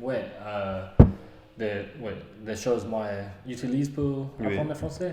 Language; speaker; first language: French; non-native, learner; English